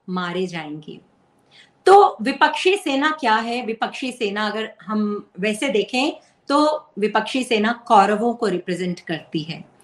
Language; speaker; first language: Hindi; native; Hindi